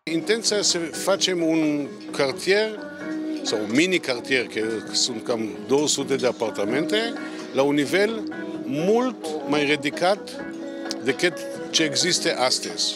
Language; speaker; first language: Romanian; non-native, fluent; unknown